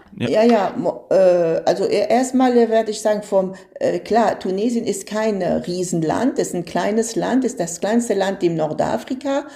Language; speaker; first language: German; non-native, fluent; Arabic